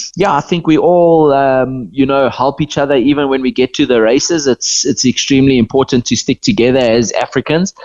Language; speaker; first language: English; native; English